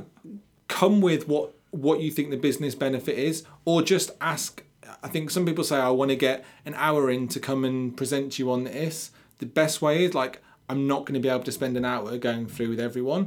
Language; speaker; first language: English; native; English